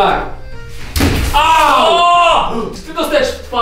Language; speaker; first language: Polish; native; Polish